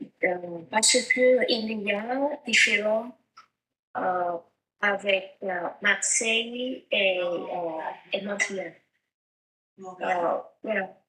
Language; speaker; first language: French; non-native, learner; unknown